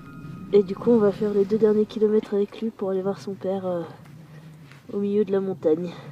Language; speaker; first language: French; native; French